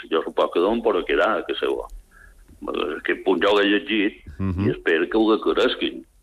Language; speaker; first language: Catalan; native; Catalan